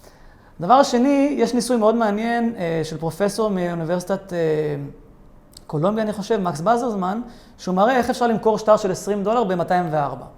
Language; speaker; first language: Hebrew; native; Hebrew